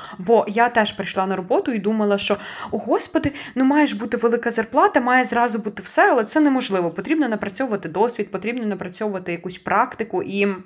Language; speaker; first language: Ukrainian; native; Ukrainian